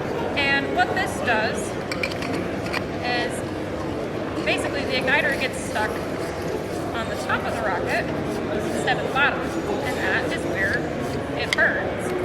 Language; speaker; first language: English; native; English